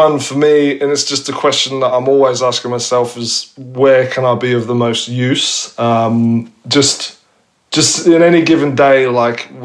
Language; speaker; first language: English; native; English